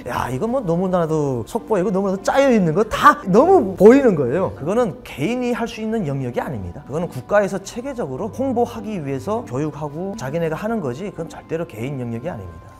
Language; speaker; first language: Korean; native; Korean